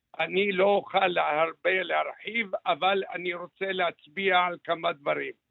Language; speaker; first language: Hebrew; early bilingual, other home language; Arabic